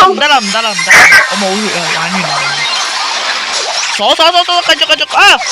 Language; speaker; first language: Chinese; early bilingual, heritage; Cantonese